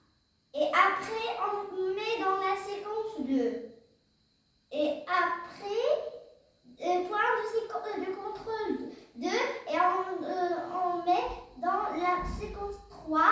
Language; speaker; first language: French; non-native, learner; Arabic